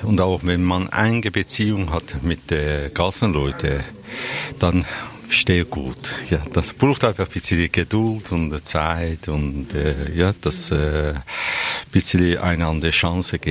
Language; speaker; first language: German; non-native, learner; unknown